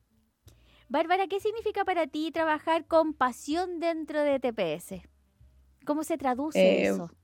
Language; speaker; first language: Spanish; native; Spanish